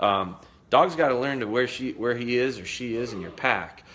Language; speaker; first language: English; native; English